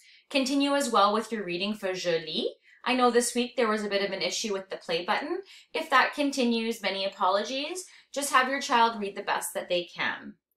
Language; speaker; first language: English; native; English